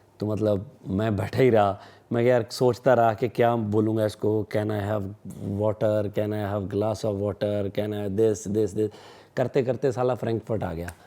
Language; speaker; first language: Hindi; non-native, local second language; Punjabi